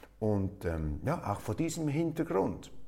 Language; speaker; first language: German; native; German